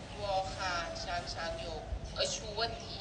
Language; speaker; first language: Chinese; non-native, learner; Thai